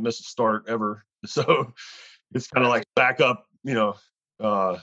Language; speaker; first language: English; native; English